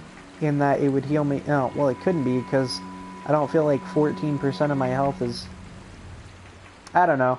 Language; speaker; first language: English; native; English